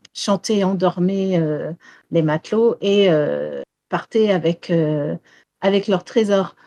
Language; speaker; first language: French; early bilingual, heritage; French